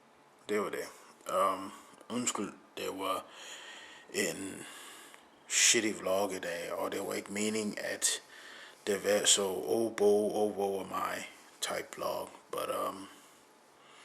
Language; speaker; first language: Danish; non-native, learner; English